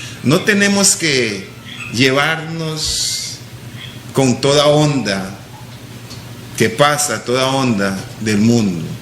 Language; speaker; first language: Spanish; non-native, local second language; English